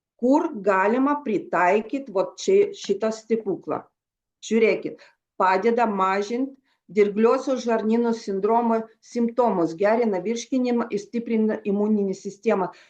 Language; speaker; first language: Lithuanian; non-native, local second language; Russian